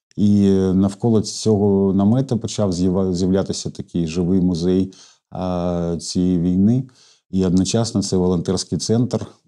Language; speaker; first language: Ukrainian; non-native, local second language; Russian